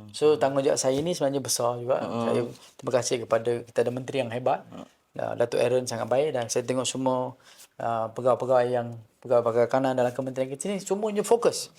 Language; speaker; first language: Malay; non-native, local second language; Tamil